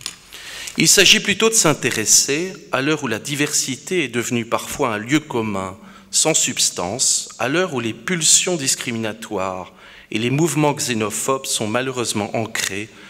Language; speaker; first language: French; native; French